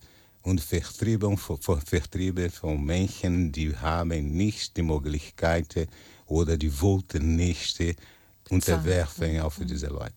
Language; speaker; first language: German; non-native, fluent; Portuguese